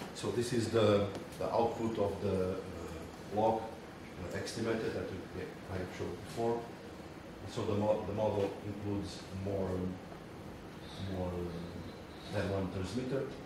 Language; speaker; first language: English; non-native, fluent; Portuguese